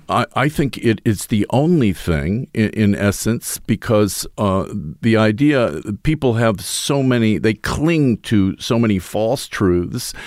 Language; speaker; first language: English; early bilingual, other home language; Russian